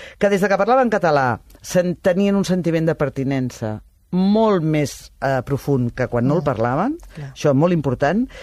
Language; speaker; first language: Catalan; native; Catalan